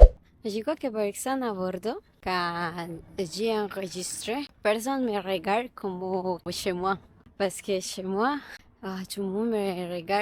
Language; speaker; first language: French; non-native, learner; Spanish